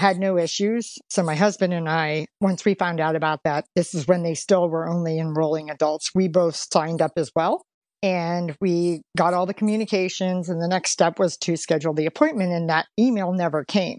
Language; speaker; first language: English; native; English